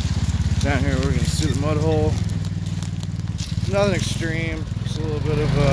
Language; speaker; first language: English; native; English